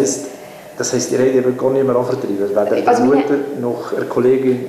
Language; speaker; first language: German; native; German